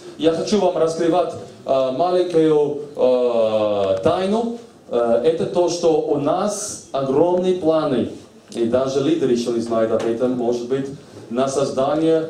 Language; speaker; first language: Russian; native; Russian